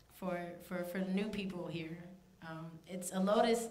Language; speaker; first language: English; native; English